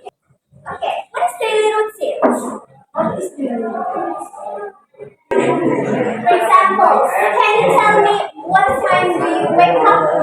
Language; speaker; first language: English; non-native, fluent; Indonesian